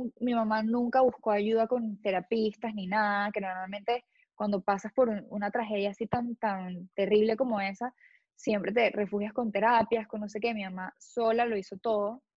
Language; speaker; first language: Spanish; native; Spanish